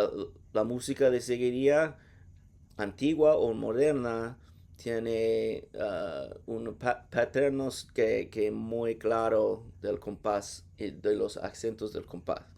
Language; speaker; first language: Spanish; non-native, learner; English